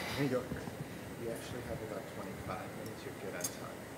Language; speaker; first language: English; native; English